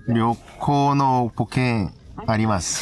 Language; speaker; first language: Japanese; non-native, learner; Korean